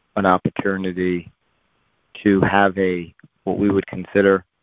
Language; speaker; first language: English; native; English